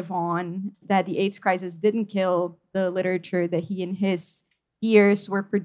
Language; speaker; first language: English; non-native, fluent; Portuguese